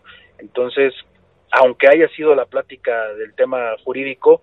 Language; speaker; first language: Spanish; native; Spanish